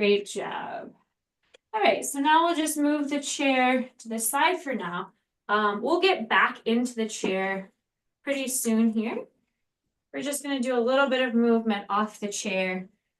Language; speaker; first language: English; native; English